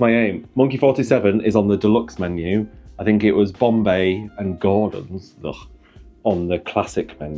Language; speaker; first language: English; native; English